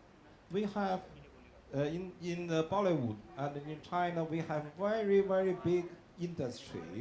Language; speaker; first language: English; non-native, learner; Chinese